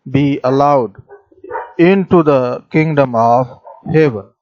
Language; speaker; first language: English; non-native, local second language; Marathi